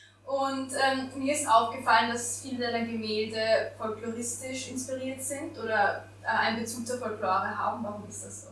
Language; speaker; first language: German; native; German